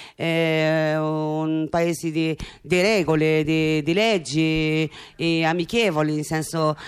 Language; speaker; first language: Italian; non-native, fluent; Arabic